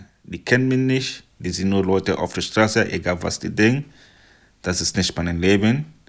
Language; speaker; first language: German; non-native, learner; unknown